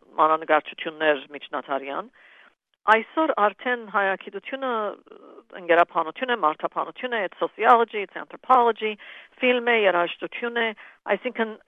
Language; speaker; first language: Armenian; early bilingual, heritage; Armenian